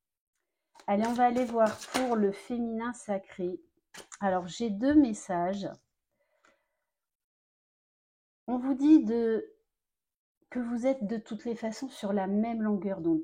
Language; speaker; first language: French; native; French